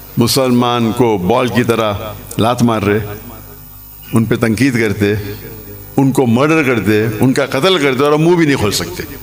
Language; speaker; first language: Urdu; non-native, local second language; English